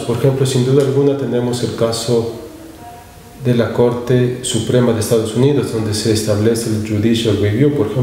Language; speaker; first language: Spanish; native; Spanish